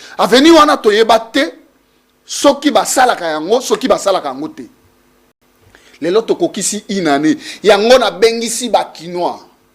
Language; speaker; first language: Lingala; native; Lingala